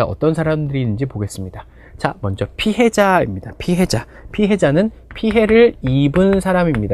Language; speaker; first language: Korean; native; Korean